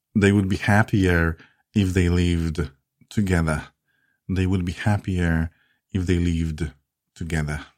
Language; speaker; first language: English; non-native, fluent; Polish